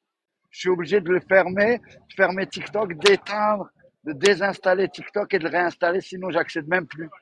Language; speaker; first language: French; native; French